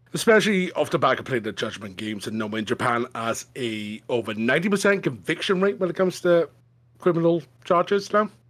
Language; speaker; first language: English; native; English